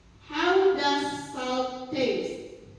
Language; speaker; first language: English; non-native, learner; Indonesian